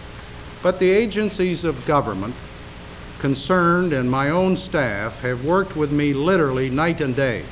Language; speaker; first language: English; native; English